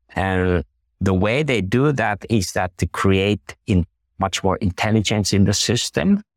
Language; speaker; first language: English; non-native, fluent; Finnish